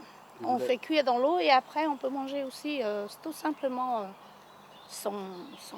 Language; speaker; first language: French; non-native, learner; Hmong